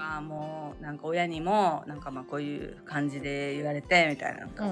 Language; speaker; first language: Japanese; native; Japanese